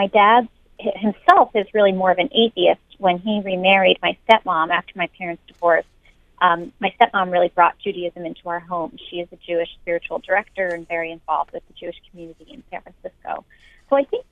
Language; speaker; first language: English; native; English